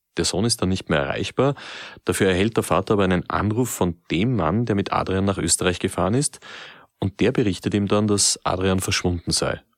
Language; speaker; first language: German; native; German